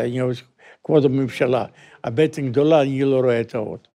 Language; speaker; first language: Hebrew; non-native, fluent; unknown